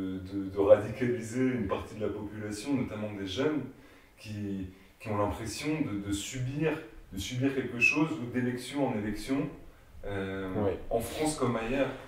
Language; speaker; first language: French; native; French